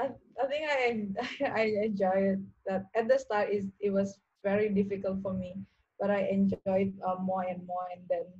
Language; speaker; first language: English; non-native, learner; Indonesian